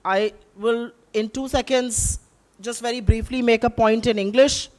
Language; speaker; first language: English; non-native, local second language; Hindi